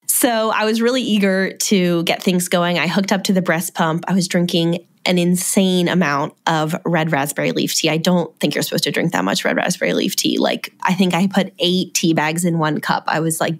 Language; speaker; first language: English; native; English